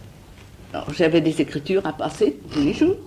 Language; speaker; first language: French; native; French